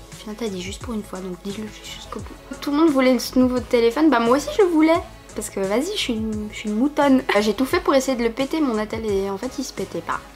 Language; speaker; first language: French; native; French